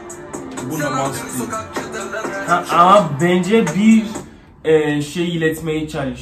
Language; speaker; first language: Turkish; non-native, learner; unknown